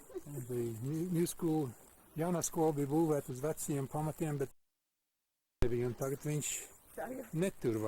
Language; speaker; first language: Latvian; early bilingual, heritage; Latvian